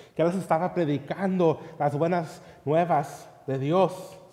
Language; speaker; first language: Spanish; early bilingual, heritage; Spanish